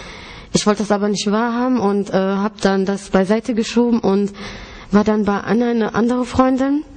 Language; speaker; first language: German; early bilingual, other home language; Greek